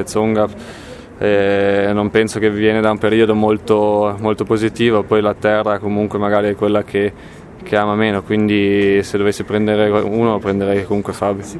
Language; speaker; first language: Italian; non-native, local second language; German